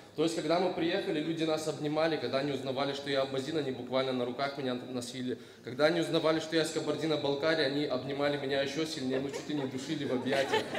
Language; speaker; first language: Russian; non-native, local second language; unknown